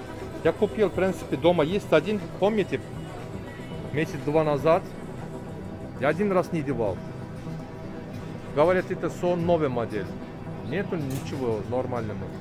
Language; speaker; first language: Russian; non-native, learner; Turkish